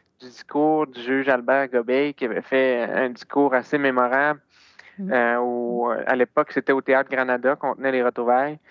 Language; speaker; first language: French; native; French